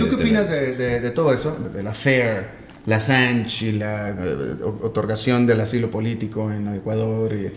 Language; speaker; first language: Spanish; native; Spanish